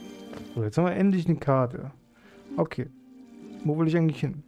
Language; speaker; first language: German; native; German